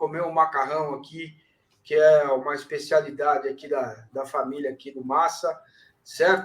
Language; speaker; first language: Portuguese; native; Portuguese